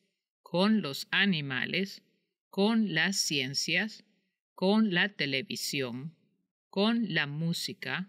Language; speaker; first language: Spanish; non-native, fluent; English